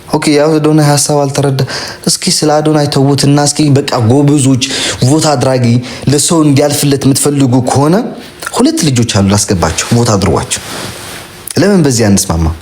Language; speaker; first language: Amharic; non-native, local second language; Tigrinya